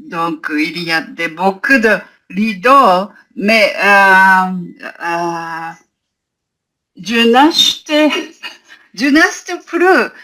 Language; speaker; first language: French; non-native, learner; Japanese